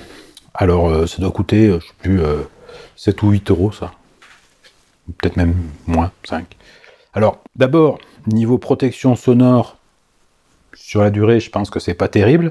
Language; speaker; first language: French; native; French